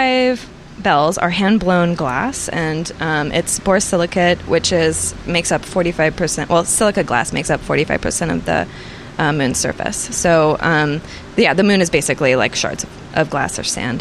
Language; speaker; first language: English; native; English